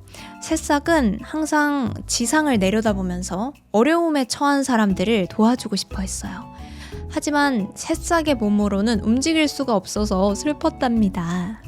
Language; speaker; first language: Korean; native; Korean